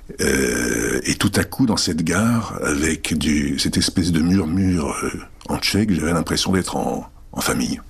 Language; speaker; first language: French; early bilingual, other home language; Czech